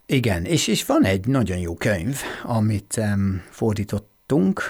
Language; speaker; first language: Hungarian; non-native, fluent; English